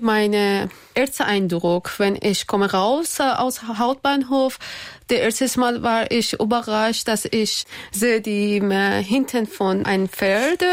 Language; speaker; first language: German; non-native, learner; Persian